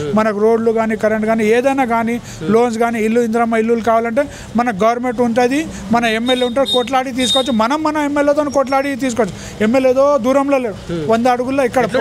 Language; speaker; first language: Telugu; non-native, local second language; Urdu